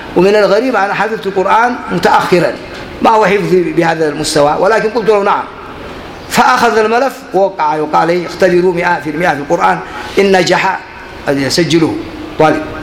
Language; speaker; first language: Arabic; non-native, fluent; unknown